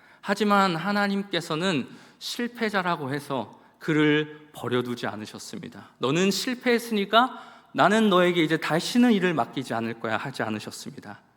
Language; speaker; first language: Korean; native; Korean